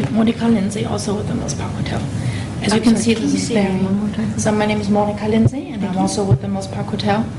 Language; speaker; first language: English; non-native, fluent; German